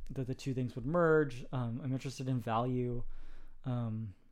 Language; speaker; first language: English; native; English